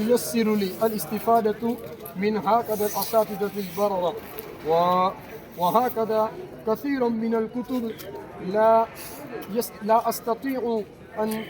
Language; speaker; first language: Arabic; non-native, learner; Urdu